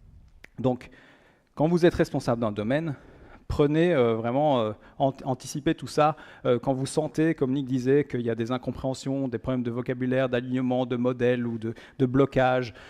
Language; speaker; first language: French; native; French